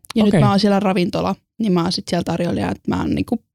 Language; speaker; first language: Finnish; early bilingual, other home language; Estonian